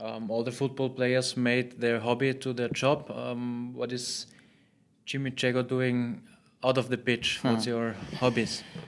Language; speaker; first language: English; non-native, fluent; German